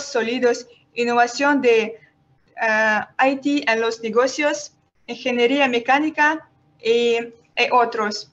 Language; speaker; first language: Spanish; non-native, learner; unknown